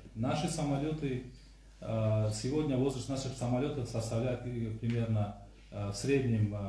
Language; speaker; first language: Russian; non-native, local second language; Tajik